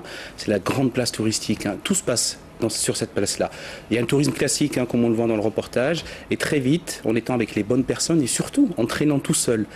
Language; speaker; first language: French; native; French